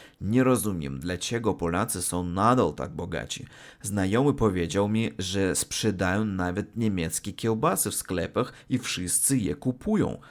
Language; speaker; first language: Polish; non-native, learner; Russian